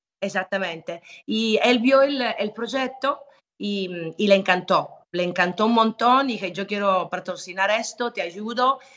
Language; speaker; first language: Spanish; non-native, fluent; Italian